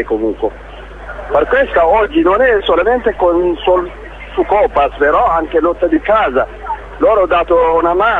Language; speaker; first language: Italian; non-native, learner; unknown